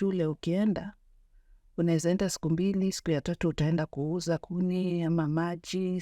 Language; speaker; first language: Swahili; native; Swahili